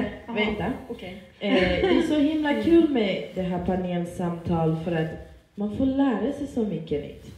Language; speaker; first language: Swedish; native; Swedish